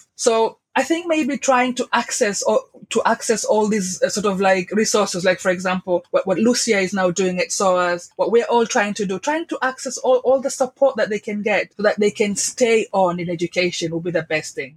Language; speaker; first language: English; non-native, local second language; Swahili